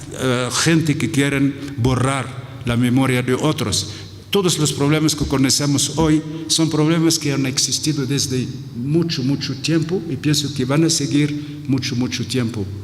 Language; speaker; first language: Spanish; non-native, fluent; Arabic